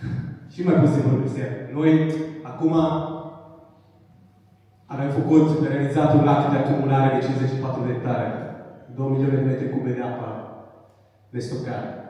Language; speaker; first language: Romanian; non-native, learner; Italian